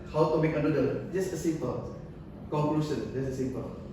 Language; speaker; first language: English; non-native, learner; Indonesian